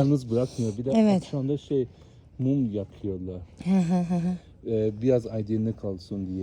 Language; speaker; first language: Turkish; non-native, learner; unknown